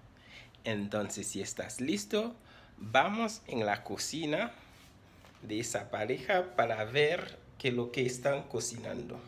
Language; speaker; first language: Spanish; non-native, fluent; Haitian Creole